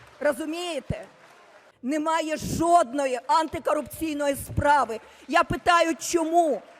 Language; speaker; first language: Ukrainian; non-native, local second language; Russian